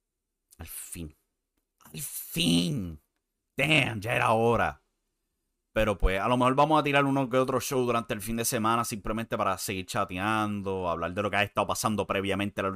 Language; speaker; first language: Spanish; native; Spanish